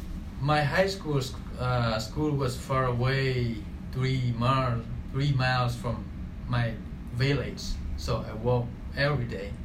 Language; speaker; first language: English; non-native, learner; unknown